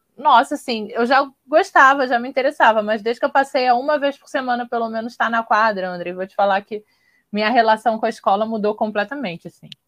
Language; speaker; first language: Portuguese; native; Portuguese